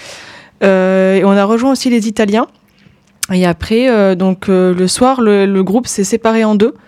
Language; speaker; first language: French; native; French